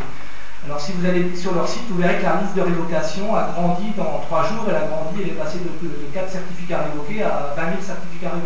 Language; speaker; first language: French; native; French